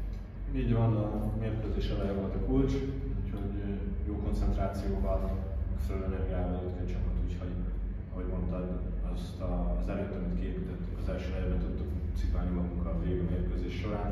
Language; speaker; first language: Hungarian; native; Hungarian